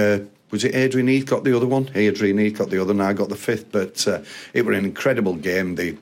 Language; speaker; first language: English; native; English